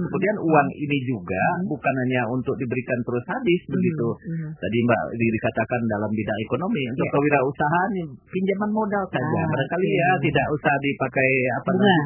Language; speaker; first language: Indonesian; non-native, local second language; Javanese